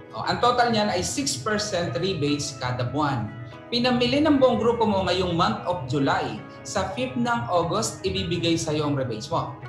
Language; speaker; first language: Filipino; native; Filipino